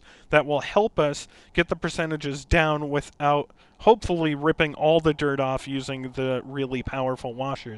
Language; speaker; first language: English; native; English